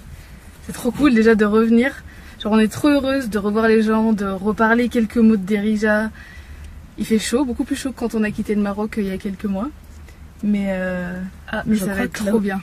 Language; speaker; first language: French; native; French